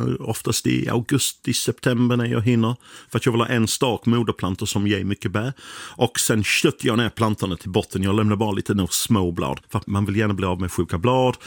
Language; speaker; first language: Swedish; non-native, fluent; English